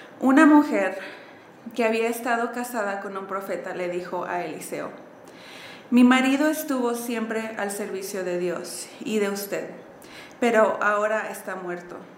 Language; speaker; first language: Spanish; early bilingual, heritage; Spanish